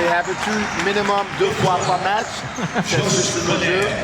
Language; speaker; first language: French; non-native, learner; English